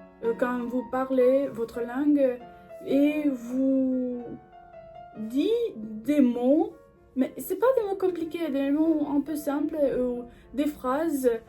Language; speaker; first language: French; non-native, learner; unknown